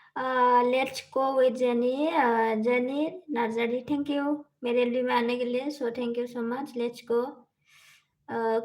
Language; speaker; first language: Hindi; non-native, local second language; Bodo